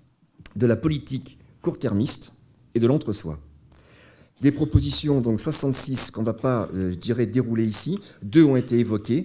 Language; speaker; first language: French; native; French